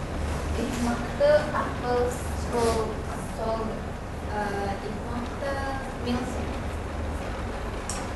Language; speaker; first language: German; non-native, learner; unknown